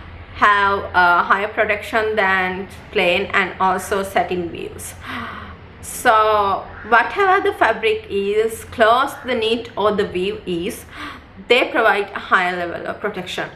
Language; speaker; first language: English; non-native, local second language; Sinhala